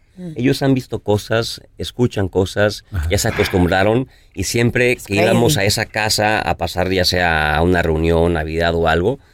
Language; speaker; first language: Spanish; native; Spanish